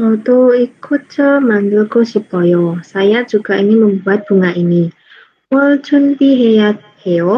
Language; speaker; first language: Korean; non-native, learner; Indonesian